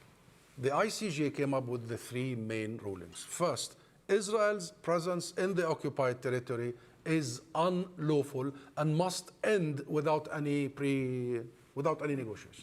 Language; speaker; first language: English; non-native, fluent; Arabic